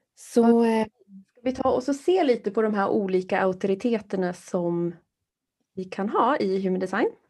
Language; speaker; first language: Swedish; native; Swedish